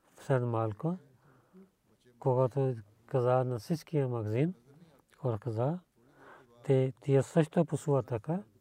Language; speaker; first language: Bulgarian; non-native, learner; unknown